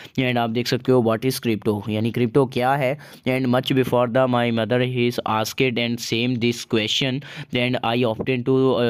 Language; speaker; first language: Hindi; native; Hindi